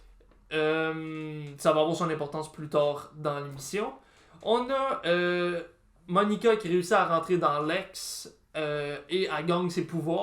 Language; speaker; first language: French; native; French